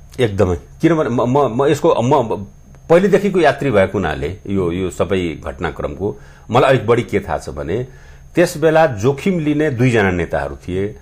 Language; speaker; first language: Nepali; non-native, local second language; Bhojpuri